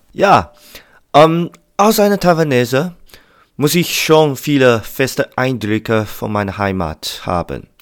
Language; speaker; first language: German; non-native, learner; Chinese